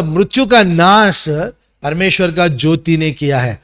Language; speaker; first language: Hindi; non-native, local second language; Telugu